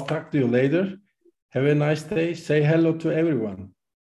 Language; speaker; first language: English; non-native, fluent; Turkish